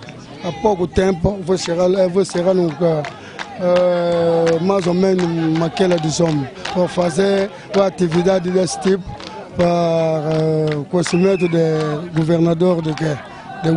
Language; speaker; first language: Portuguese; non-native, learner; Lingala